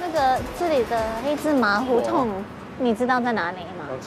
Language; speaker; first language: Chinese; early bilingual, heritage; Chinese